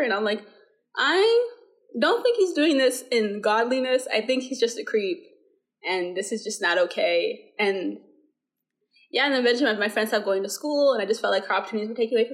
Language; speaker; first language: English; early bilingual, other home language; Somali